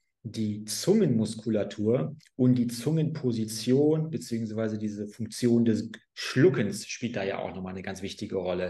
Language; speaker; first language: German; native; German